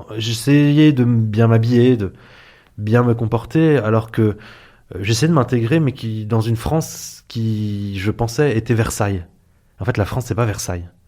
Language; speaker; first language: French; early bilingual, other home language; Arabic